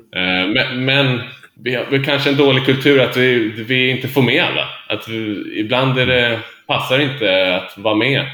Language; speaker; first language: Swedish; native; Swedish